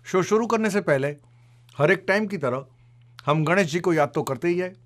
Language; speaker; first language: Hindi; non-native, local second language; Gujarati